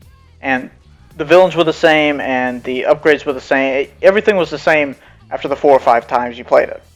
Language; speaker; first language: English; native; English